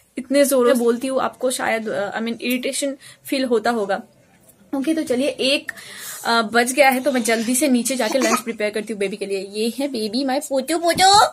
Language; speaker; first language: Hindi; non-native, local second language; Bangla